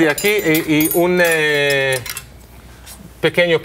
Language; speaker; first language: Spanish; non-native, learner; Hebrew